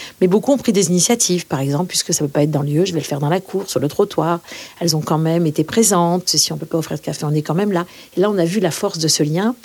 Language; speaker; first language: French; native; French